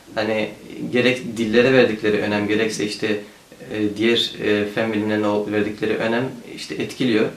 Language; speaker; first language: Turkish; early bilingual, heritage; Turkish